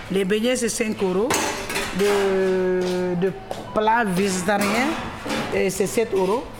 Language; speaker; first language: French; non-native, local second language; Wolof